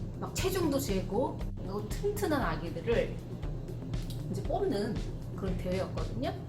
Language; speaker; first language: Korean; native; Korean